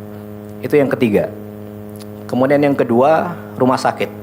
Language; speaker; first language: Indonesian; native; Indonesian